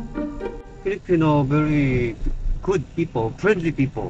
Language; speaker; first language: English; non-native, local second language; Filipino